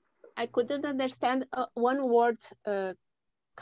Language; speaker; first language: English; non-native, learner; Portuguese